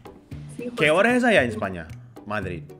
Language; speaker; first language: Spanish; non-native, fluent; Indonesian